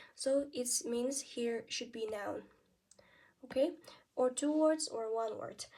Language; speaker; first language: English; non-native, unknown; Kazakh